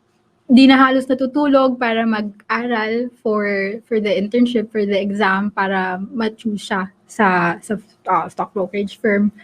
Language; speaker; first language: Filipino; native; Filipino